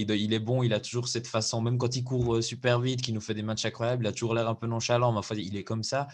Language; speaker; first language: French; native; French